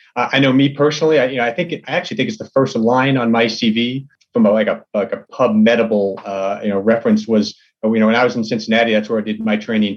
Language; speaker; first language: English; native; English